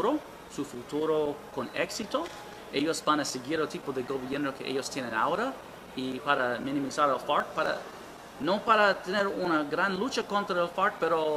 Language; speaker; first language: Spanish; non-native, learner; English